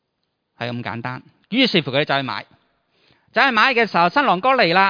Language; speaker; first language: Chinese; native; Chinese